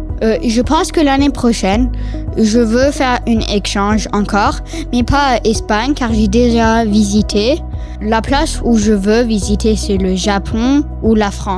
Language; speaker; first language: French; non-native, local second language; English